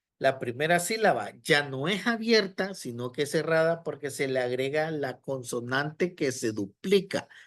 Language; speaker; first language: Spanish; native; Spanish